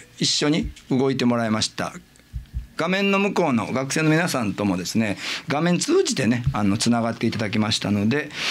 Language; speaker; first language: Japanese; native; Japanese